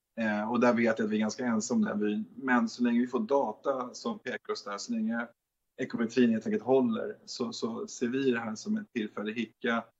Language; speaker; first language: Swedish; native; Swedish